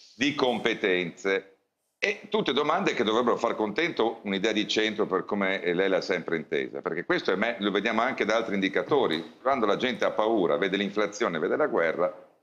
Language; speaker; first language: Italian; native; Italian